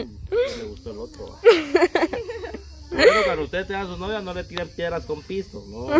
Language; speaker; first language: Spanish; native; Spanish